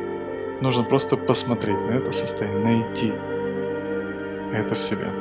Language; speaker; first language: Russian; native; Russian